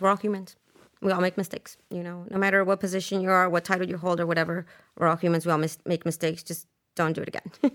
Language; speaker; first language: English; early bilingual, other home language; Spanish